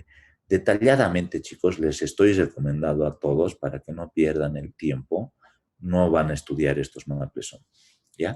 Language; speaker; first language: Spanish; native; Spanish